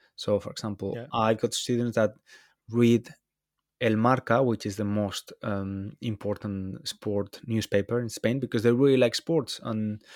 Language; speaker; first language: English; non-native, fluent; Spanish